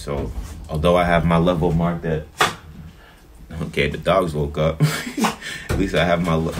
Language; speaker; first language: English; native; English